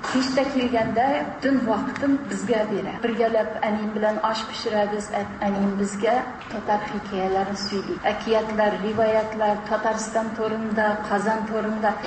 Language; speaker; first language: Tatar; early bilingual, heritage; Tatar